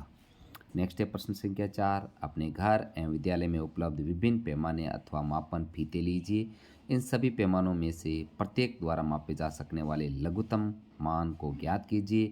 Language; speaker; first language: Hindi; native; Hindi